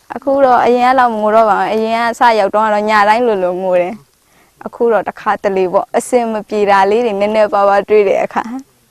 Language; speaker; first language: Burmese; native; Burmese